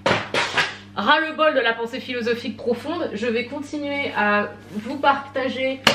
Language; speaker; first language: French; native; French